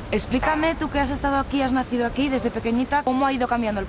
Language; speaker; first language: Spanish; native; Spanish